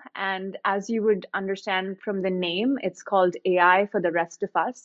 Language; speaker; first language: English; non-native, local second language; Hindi